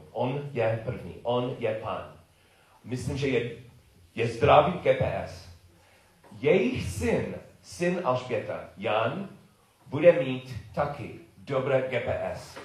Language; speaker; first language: Czech; non-native, learner; English